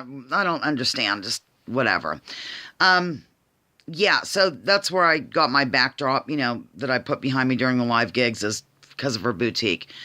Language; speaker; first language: English; native; English